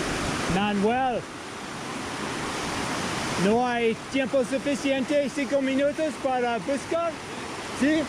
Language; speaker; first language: Spanish; non-native, learner; English